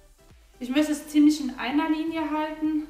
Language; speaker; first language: German; native; German